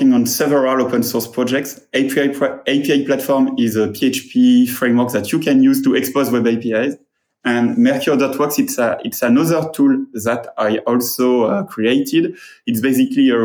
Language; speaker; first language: English; non-native, fluent; French